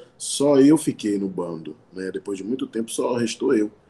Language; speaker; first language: Portuguese; native; Portuguese